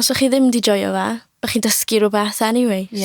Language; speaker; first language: Welsh; native; Welsh